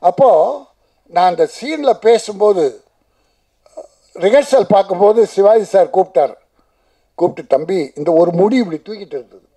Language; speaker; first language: Tamil; native; Tamil